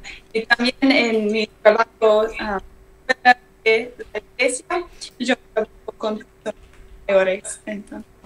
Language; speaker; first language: Spanish; non-native, learner; English